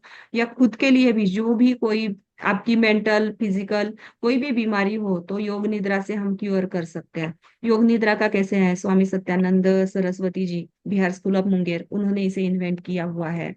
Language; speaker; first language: Hindi; native; Hindi